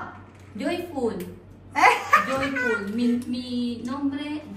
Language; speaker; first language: Spanish; non-native, learner; Filipino